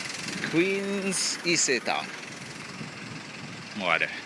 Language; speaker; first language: Japanese; non-native, learner; English